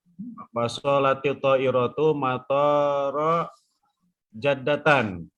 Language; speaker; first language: Arabic; non-native, learner; Indonesian